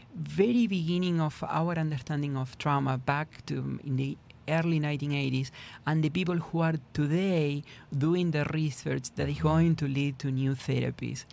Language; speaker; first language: English; non-native, fluent; Spanish